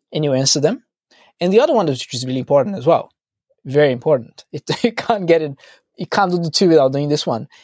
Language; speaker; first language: English; non-native, fluent; Portuguese